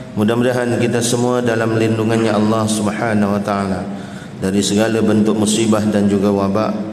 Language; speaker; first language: Malay; native; Malay